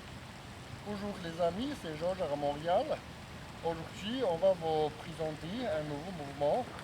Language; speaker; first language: French; non-native, learner; Chinese